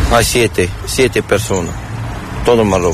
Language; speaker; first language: Spanish; non-native, learner; Arabic